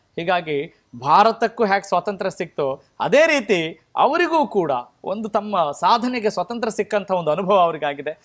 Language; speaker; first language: Kannada; native; Kannada